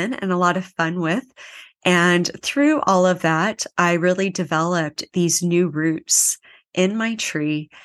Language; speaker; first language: English; native; English